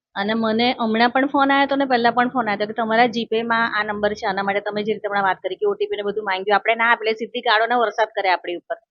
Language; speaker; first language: Gujarati; native; Gujarati